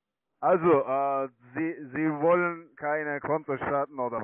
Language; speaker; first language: German; non-native, learner; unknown